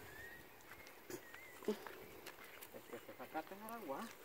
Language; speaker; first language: Spanish; native; Spanish